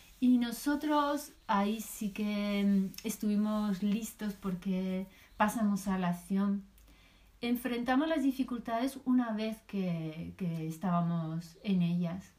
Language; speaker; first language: Spanish; native; Spanish